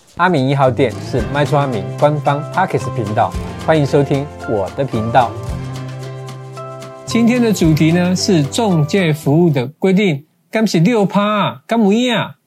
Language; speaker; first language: Chinese; native; Chinese